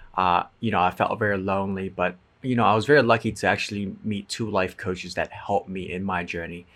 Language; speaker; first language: English; non-native, fluent; Cantonese